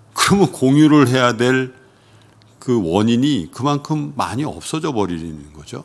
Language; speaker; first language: Korean; native; Korean